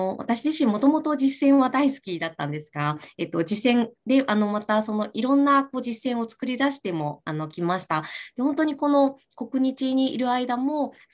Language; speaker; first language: Japanese; native; Japanese